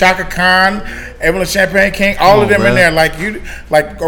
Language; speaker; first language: English; native; English